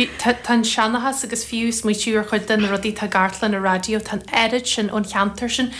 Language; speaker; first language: Irish; native; Irish